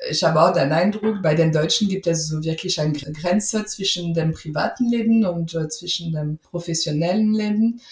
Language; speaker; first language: German; non-native, fluent; French